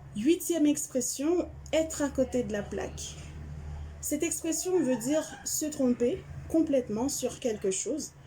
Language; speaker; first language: French; non-native, local second language; Haitian Creole